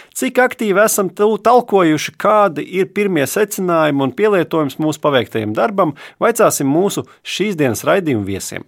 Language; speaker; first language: Latvian; native; Latvian